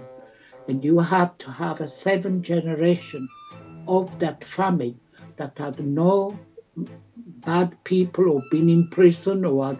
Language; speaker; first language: English; native; English